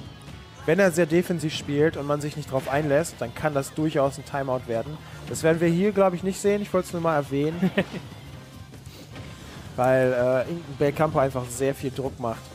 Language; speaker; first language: German; native; German